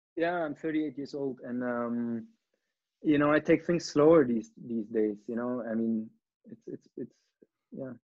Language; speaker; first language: English; non-native, fluent; German